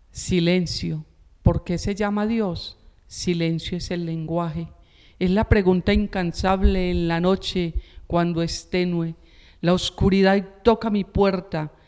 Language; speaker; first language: Spanish; native; Spanish